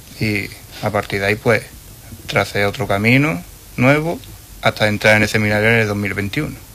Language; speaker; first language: Spanish; native; Spanish